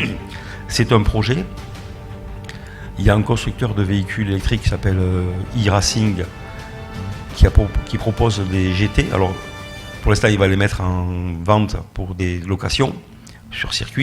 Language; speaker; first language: French; native; French